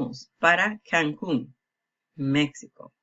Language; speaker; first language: Spanish; non-native, fluent; English